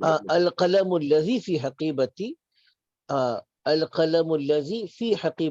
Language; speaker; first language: Arabic; non-native, fluent; Urdu